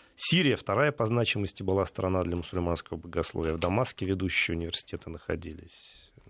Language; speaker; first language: Russian; native; Russian